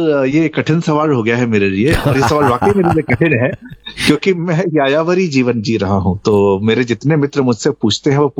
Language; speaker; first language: Hindi; native; Hindi